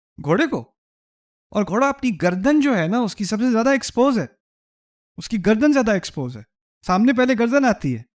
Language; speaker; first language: Urdu; early bilingual, heritage; Urdu